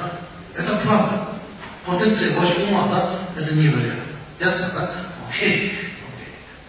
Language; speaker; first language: Russian; non-native, learner; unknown